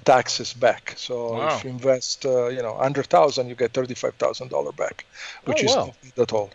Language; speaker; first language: English; non-native, fluent; Italian